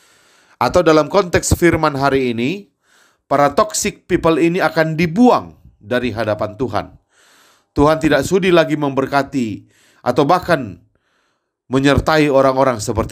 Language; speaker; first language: Indonesian; native; Indonesian